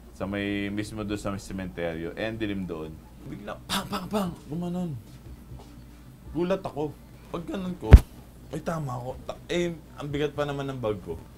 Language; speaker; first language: Filipino; non-native, local second language; Pampanga